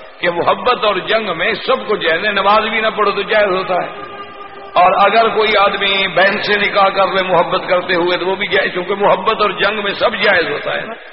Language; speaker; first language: Urdu; non-native, local second language; Punjabi